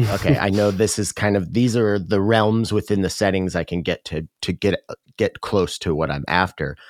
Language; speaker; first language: English; native; English